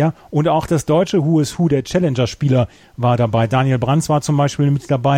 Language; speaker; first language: German; native; German